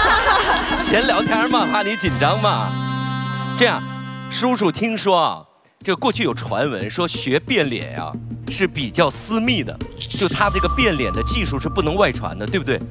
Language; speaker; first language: Chinese; native; Chinese